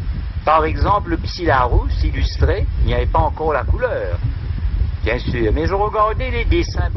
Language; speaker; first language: French; non-native, local second language; Morisyen